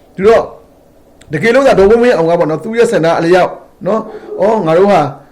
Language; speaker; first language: Burmese; native; Burmese